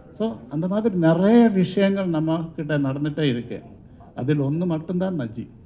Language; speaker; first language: Tamil; non-native, learner; Malayalam